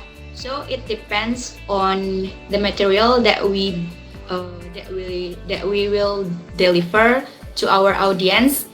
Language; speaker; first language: English; non-native, learner; Indonesian